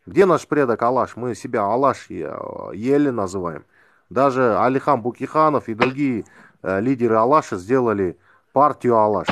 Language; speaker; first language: Russian; non-native, local second language; Kazakh